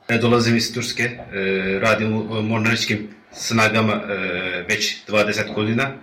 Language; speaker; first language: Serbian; non-native, learner; Turkish